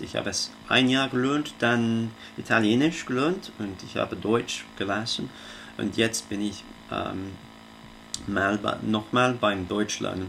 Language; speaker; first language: German; non-native, learner; English